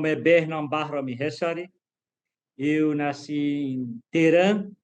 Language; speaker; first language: Portuguese; non-native, fluent; Persian